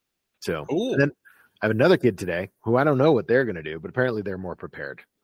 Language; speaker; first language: English; native; English